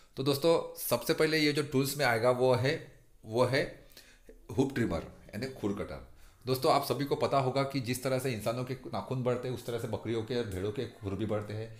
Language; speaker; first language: Hindi; non-native, local second language; Marathi